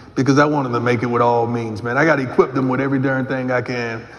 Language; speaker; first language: English; native; English